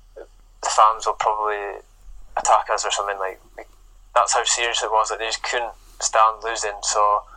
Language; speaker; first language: English; native; English